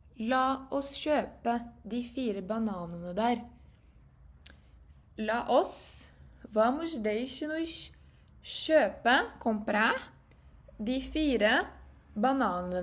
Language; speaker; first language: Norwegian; early bilingual, heritage; Norwegian